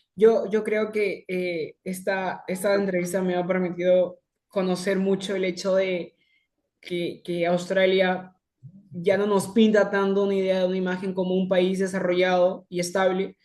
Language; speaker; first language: Spanish; native; Spanish